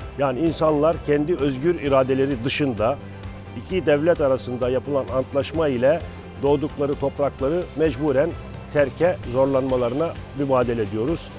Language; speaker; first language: Turkish; native; Turkish